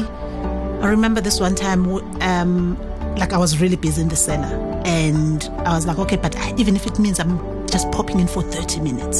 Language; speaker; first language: English; non-native, local second language; Zulu